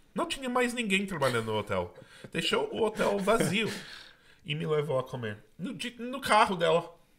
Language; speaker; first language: Portuguese; non-native, fluent; English